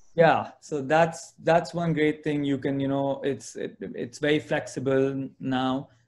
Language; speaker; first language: English; non-native, local second language; Gujarati